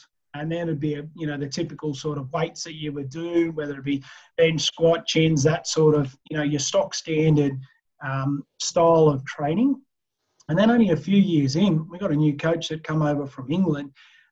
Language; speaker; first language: English; native; English